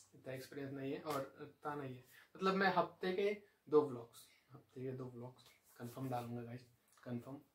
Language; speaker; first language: Hindi; non-native, local second language; Marathi